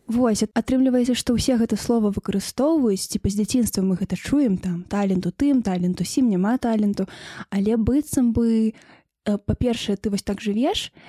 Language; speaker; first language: Belarusian; non-native, local second language; Russian